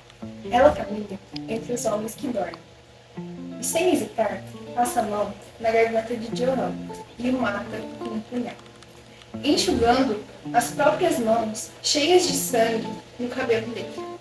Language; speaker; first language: Portuguese; native; Portuguese